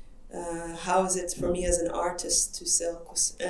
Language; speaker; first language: English; non-native, fluent; Hebrew